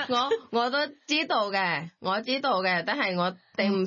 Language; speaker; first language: Cantonese; non-native, learner; Thai